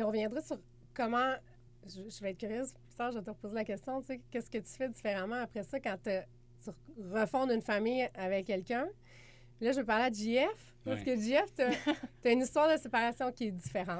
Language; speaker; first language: French; native; French